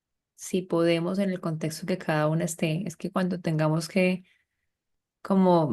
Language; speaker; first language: Spanish; native; Spanish